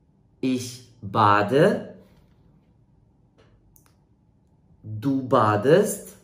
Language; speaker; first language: German; non-native, fluent; Serbian